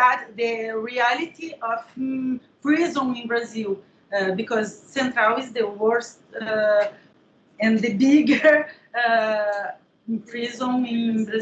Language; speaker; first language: English; non-native, learner; Portuguese